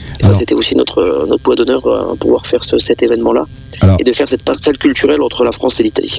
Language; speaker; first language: French; native; French